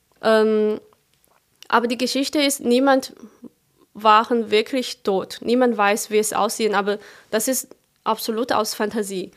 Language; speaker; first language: German; non-native, fluent; Chinese